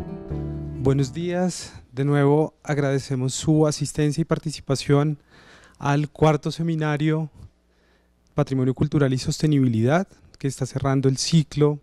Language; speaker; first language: Spanish; native; Spanish